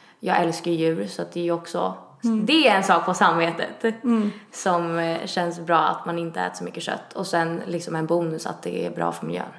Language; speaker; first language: Swedish; early bilingual, other home language; Italian